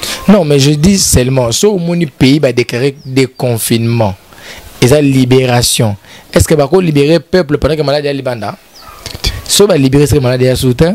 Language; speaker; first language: French; non-native, local second language; Lingala